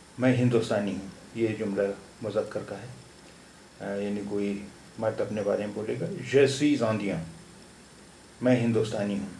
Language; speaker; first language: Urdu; native; Urdu